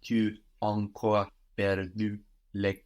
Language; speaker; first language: French; non-native, fluent; English